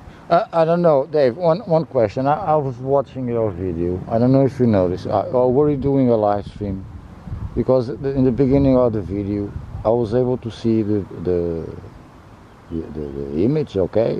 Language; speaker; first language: English; non-native, fluent; Portuguese